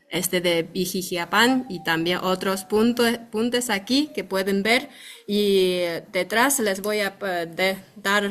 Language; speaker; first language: Spanish; non-native, fluent; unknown